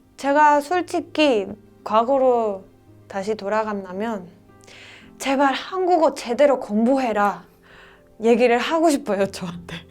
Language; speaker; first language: Korean; non-native, fluent; Spanish